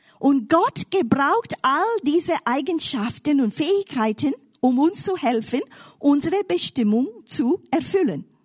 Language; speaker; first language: German; non-native, fluent; English